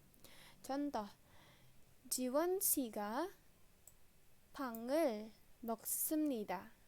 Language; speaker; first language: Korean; non-native, fluent; Indonesian